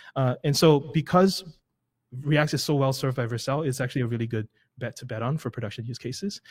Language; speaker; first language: English; native; English